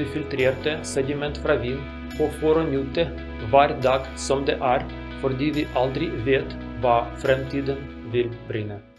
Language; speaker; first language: Norwegian; non-native, learner; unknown